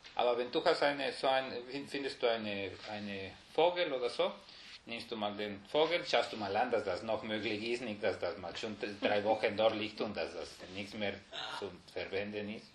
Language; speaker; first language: German; non-native, fluent; Spanish